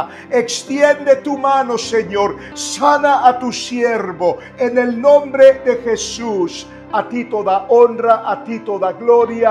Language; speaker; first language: Spanish; native; Spanish